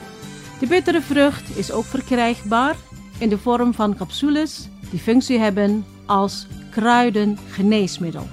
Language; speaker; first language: Dutch; non-native, fluent; Indonesian